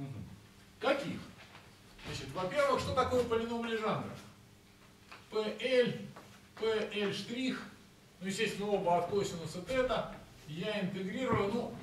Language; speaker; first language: Russian; native; Russian